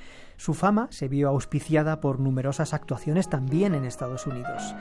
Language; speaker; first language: Spanish; native; Spanish